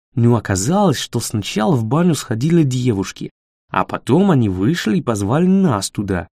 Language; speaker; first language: Russian; non-native, fluent; English